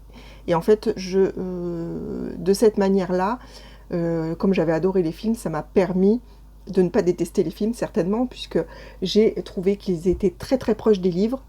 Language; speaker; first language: French; native; French